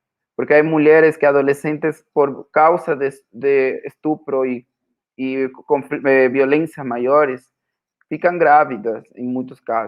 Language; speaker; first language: Portuguese; non-native, fluent; Spanish